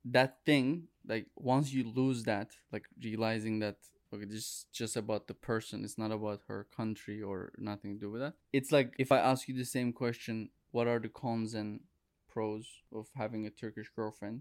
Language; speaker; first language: English; non-native, fluent; Turkish